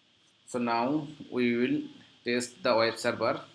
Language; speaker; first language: English; non-native, local second language; Bangla